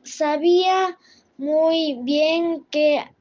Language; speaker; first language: Spanish; non-native, learner; French